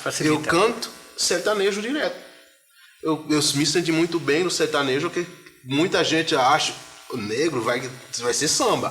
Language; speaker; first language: Portuguese; non-native, fluent; Haitian Creole